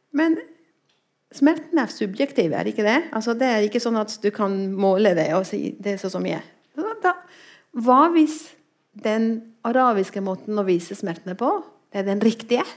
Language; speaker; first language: Norwegian; non-native, fluent; Spanish